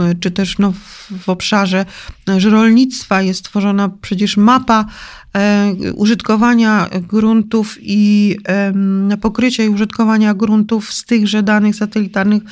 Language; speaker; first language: Polish; native; Polish